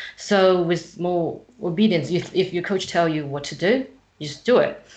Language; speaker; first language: English; non-native, fluent; Chinese